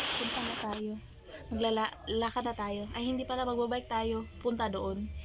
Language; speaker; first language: Filipino; non-native, local second language; Bikol